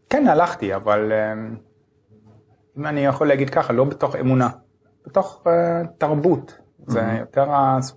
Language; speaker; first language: Hebrew; non-native, fluent; German